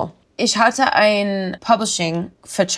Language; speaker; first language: German; non-native, learner; English